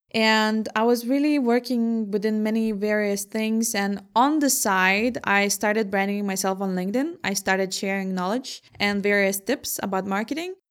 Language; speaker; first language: English; non-native, fluent; Lithuanian